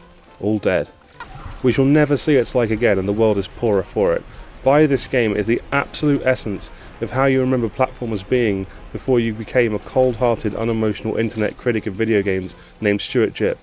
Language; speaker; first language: English; native; English